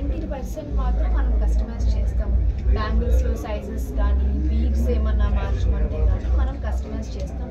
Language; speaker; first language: Telugu; native; Telugu